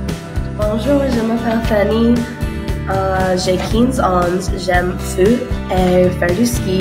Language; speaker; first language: French; non-native, learner; English